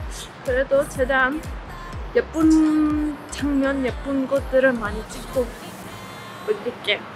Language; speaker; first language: Korean; non-native, fluent; Persian